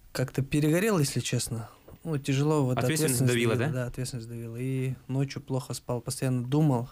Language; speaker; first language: Russian; native; Russian